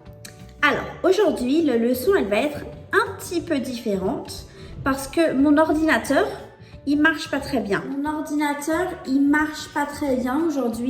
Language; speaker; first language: French; non-native, fluent; English